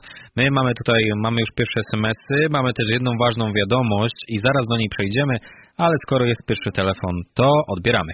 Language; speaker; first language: Polish; native; Polish